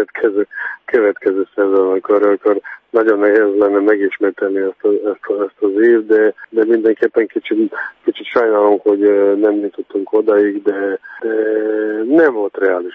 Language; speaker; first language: Hungarian; non-native, fluent; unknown